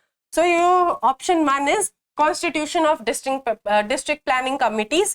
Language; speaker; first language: English; non-native, local second language; Hindi